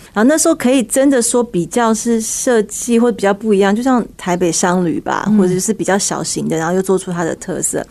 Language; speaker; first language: Chinese; early bilingual, heritage; Chinese